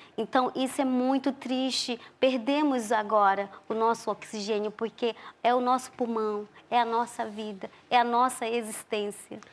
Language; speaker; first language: Portuguese; non-native, local second language; Ticuna